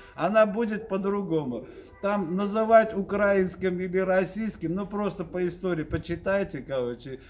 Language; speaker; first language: Russian; non-native, local second language; Armenian